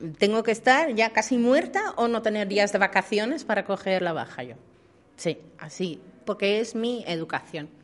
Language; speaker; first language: Spanish; non-native, fluent; Dutch